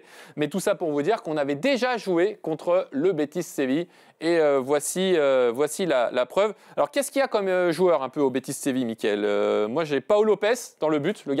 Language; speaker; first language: French; native; French